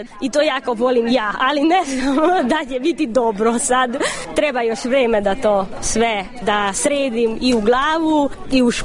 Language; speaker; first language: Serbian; non-native, local second language; Hungarian